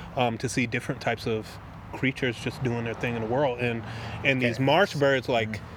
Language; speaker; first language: English; native; English